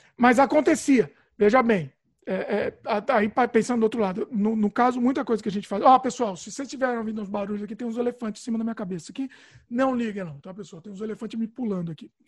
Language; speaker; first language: Portuguese; native; Portuguese